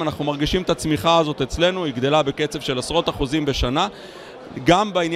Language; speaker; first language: Hebrew; native; Hebrew